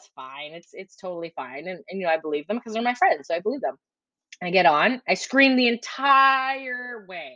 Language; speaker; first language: English; native; English